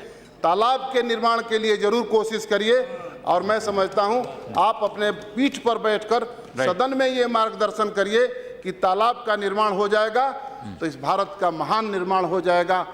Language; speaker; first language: Hindi; native; Hindi